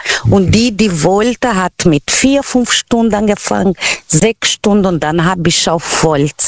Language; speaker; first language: German; non-native, learner; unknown